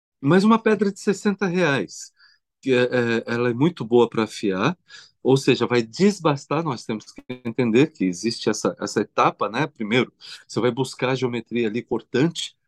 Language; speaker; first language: Portuguese; early bilingual, other home language; Korean